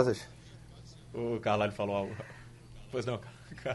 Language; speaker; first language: Portuguese; native; Portuguese